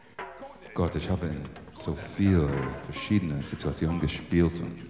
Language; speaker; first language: German; non-native, learner; English